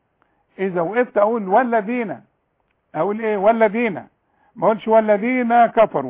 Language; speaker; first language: Arabic; native; Arabic